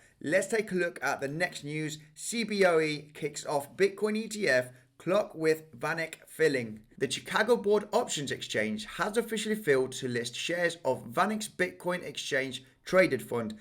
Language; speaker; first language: English; native; English